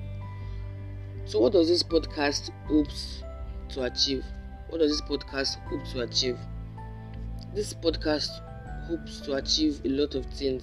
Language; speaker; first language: English; non-native, local second language; Yoruba